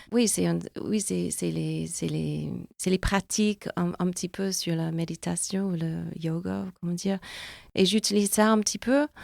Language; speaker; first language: French; non-native, fluent; English